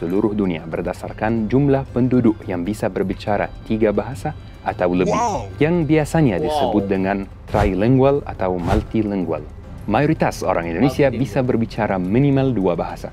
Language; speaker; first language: Indonesian; non-native, fluent; Arabic